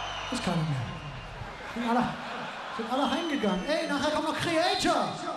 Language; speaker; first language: German; native; German